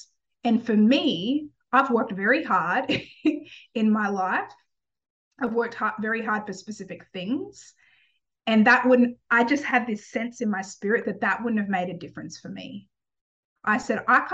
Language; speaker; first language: English; native; English